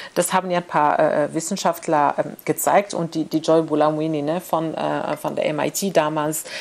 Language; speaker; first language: German; non-native, fluent; Arabic